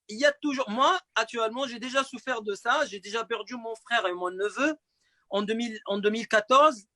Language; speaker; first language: French; non-native, fluent; Arabic